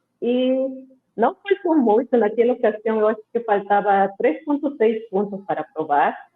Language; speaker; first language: Portuguese; non-native, fluent; Spanish